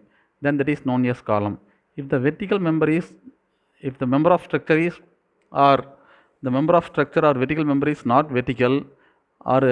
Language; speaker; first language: English; non-native, local second language; Tamil